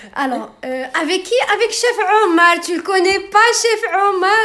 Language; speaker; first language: French; non-native, local second language; Arabic